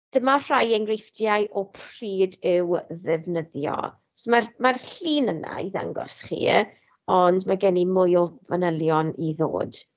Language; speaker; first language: Welsh; non-native, local second language; English